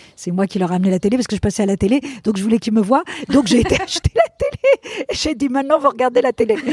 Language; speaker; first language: French; non-native, fluent; Spanish